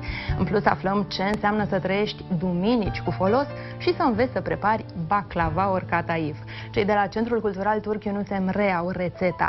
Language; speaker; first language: Romanian; native; Romanian